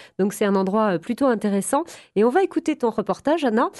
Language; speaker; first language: French; native; French